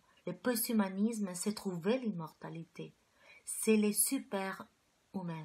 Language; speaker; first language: French; non-native, fluent; Spanish